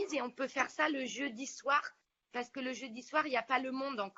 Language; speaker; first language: French; native; French